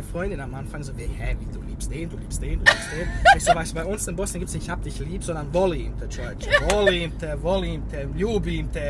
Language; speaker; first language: German; early bilingual, other home language; Bosnian